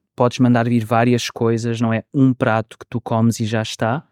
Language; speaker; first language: Portuguese; native; Portuguese